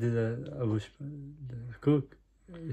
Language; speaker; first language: German; non-native, learner; Persian